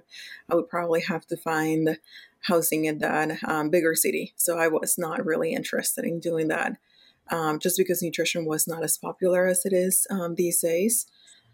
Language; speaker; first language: English; non-native, fluent; Spanish